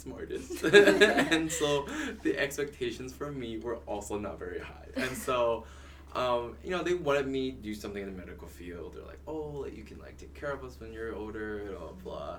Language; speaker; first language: English; early bilingual, other home language; Cantonese